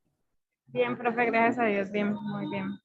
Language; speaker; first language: Spanish; native; Spanish